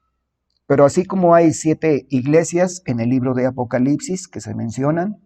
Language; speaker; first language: Spanish; native; Spanish